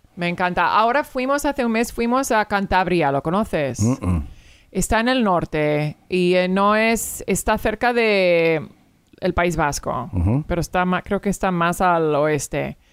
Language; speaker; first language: Spanish; early bilingual, heritage; Spanish